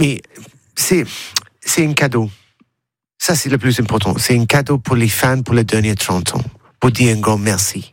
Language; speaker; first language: French; non-native, learner; English